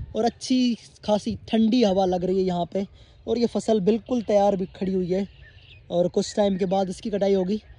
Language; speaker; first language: Urdu; non-native, local second language; Sindhi